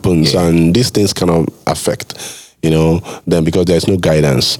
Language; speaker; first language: English; non-native, local second language; Yoruba